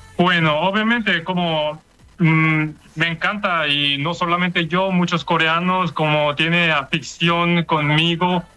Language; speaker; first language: Spanish; non-native, fluent; Korean